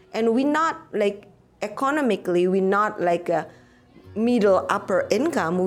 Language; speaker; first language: English; non-native, fluent; Indonesian